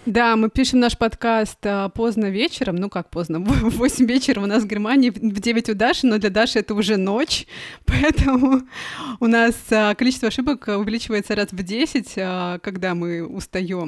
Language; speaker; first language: Russian; native; Russian